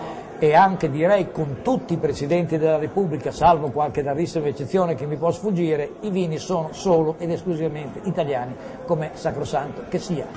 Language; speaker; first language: Italian; native; Italian